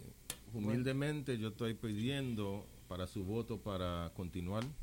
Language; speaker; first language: Spanish; non-native, local second language; English